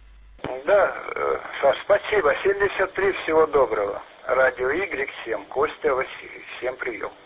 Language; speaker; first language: Russian; native; Russian